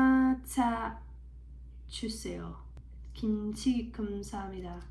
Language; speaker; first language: Korean; non-native, learner; English